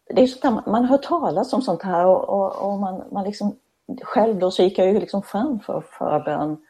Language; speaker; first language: Swedish; native; Swedish